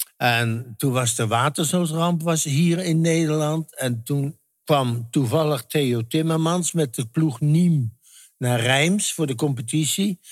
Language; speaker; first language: Dutch; native; Dutch